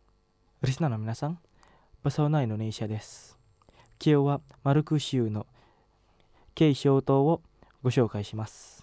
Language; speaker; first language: Japanese; non-native, fluent; Indonesian